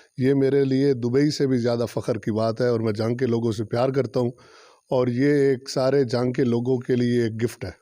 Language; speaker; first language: Urdu; non-native, local second language; Punjabi